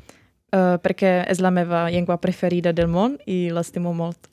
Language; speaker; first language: Catalan; non-native, learner; Czech